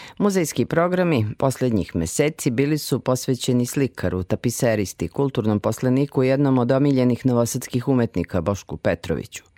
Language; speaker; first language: Serbian; native; Serbian